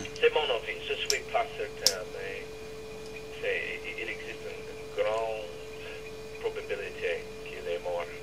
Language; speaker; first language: French; non-native, learner; English